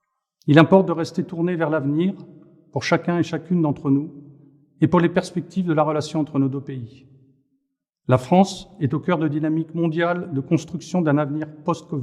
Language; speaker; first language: French; native; French